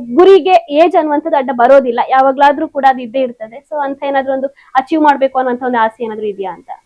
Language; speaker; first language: Kannada; native; Kannada